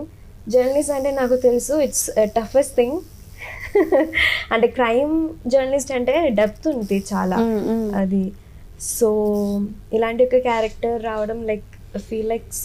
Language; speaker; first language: Telugu; non-native, learner; Malayalam